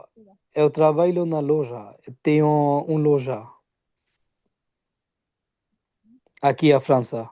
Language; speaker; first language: Portuguese; non-native, learner; Bangla